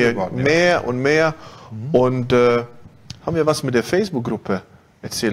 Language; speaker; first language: German; non-native, fluent; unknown